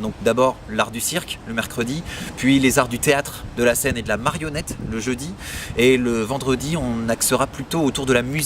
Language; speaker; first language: French; native; French